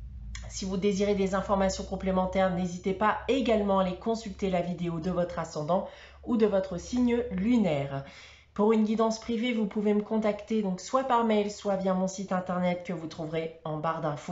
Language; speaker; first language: French; native; French